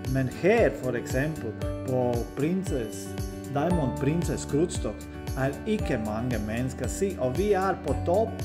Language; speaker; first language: Danish; non-native, learner; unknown